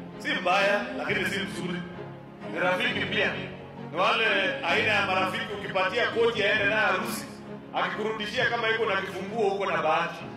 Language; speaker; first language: Swahili; non-native, local second language; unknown